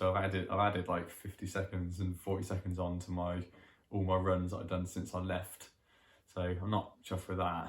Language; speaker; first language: English; native; English